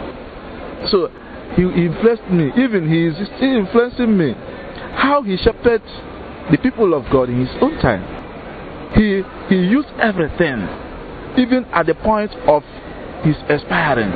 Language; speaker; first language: English; non-native, local second language; Igbo